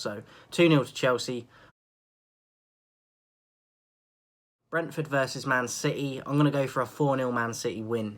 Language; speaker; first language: English; native; English